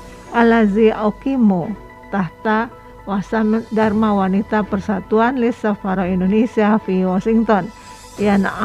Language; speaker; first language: Arabic; non-native, fluent; Indonesian